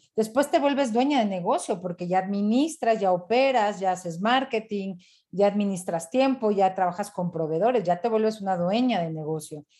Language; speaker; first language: Spanish; native; Spanish